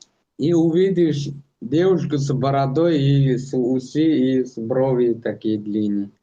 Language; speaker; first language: Russian; non-native, local second language; Tajik